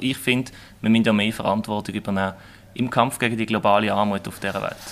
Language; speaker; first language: German; native; German